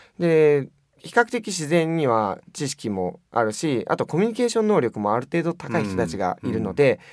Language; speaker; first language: Japanese; native; Japanese